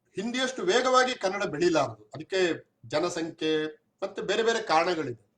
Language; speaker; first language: Kannada; non-native, local second language; Tulu